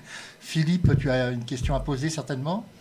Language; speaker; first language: French; native; French